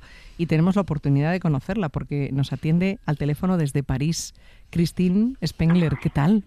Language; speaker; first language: Spanish; native; Spanish